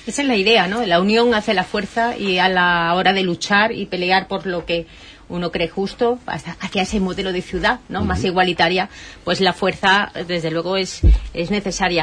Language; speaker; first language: Spanish; native; Spanish